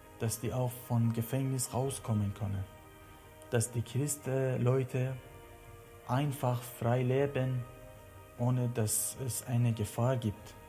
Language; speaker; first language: German; non-native, learner; Persian